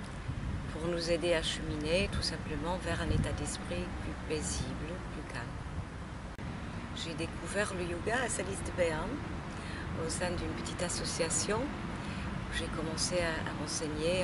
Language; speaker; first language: French; non-native, fluent; English